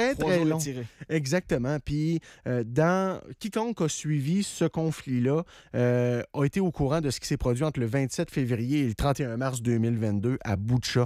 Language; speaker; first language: French; native; French